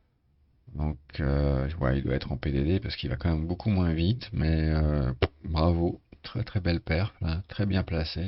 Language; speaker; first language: French; native; French